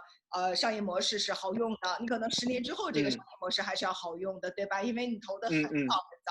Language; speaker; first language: Chinese; native; Chinese